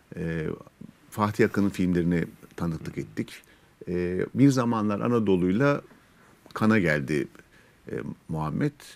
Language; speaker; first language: Turkish; native; Turkish